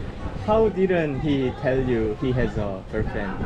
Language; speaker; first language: English; non-native, fluent; Korean